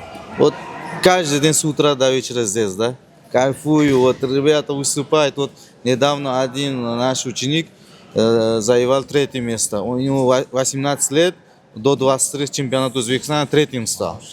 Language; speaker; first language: Russian; non-native, learner; Uzbek